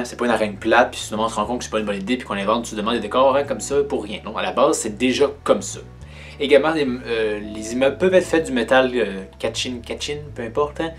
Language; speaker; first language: French; native; French